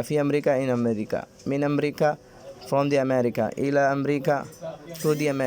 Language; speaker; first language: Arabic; non-native, fluent; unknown